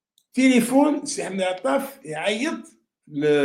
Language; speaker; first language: Arabic; native; Arabic